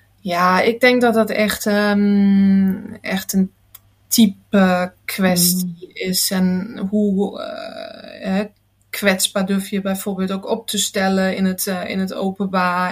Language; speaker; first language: Dutch; non-native, fluent; German